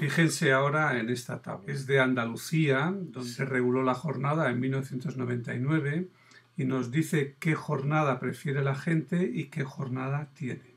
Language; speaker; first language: Spanish; native; Spanish